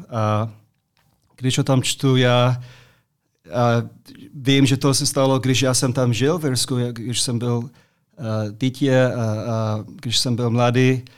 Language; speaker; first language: Czech; non-native, fluent; English